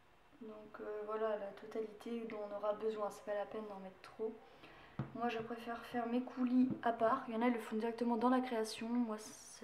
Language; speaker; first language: French; native; French